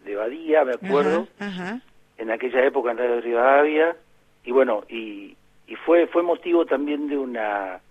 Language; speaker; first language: Spanish; native; Spanish